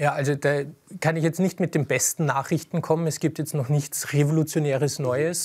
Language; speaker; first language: German; native; German